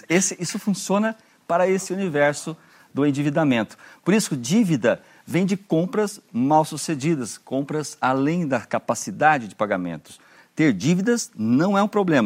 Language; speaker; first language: Portuguese; native; Portuguese